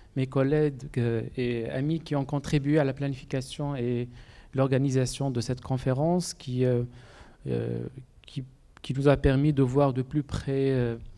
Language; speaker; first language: French; non-native, local second language; Arabic